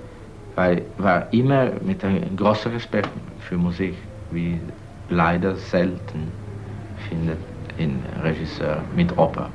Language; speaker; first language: German; non-native, learner; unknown